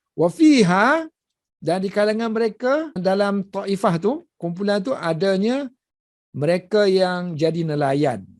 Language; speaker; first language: Malay; native; Malay